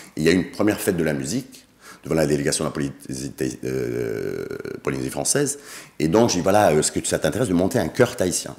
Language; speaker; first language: French; native; French